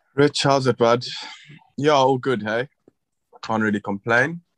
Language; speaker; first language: English; native; English